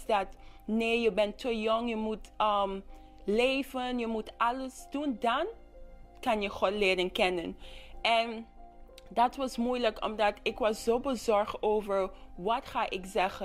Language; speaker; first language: Dutch; non-native, local second language; English